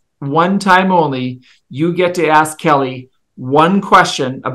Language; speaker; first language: English; native; English